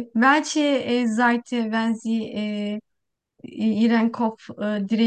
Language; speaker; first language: German; non-native, learner; Turkish